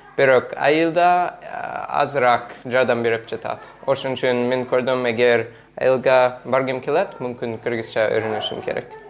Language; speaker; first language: Kyrgyz; non-native, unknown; English